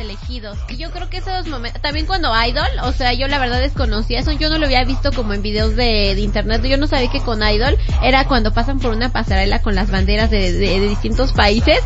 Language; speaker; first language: Spanish; native; Spanish